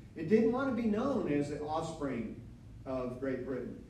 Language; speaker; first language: English; native; English